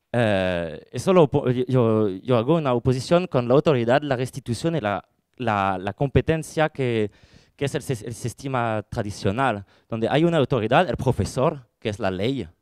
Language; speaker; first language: Spanish; non-native, fluent; French